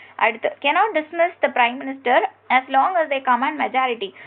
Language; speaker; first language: English; non-native, local second language; Tamil